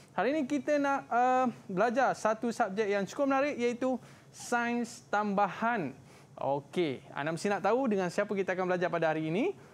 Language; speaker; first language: Malay; native; Malay